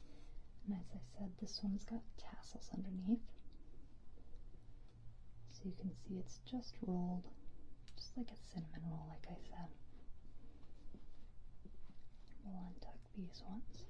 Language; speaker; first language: English; native; English